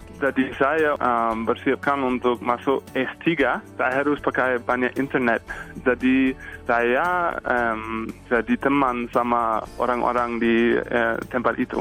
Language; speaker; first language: Indonesian; non-native, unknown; English